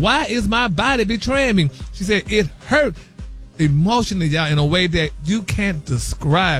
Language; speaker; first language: English; native; English